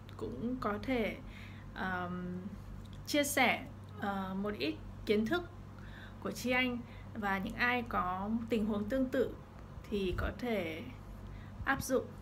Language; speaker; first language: Vietnamese; early bilingual, heritage; Vietnamese